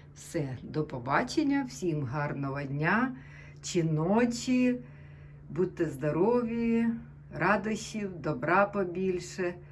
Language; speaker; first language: Ukrainian; non-native, local second language; Russian